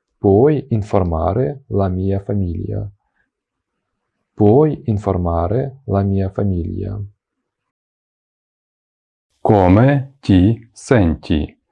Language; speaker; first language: Italian; non-native, fluent; Ukrainian